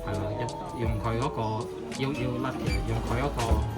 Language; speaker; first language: Chinese; native; Chinese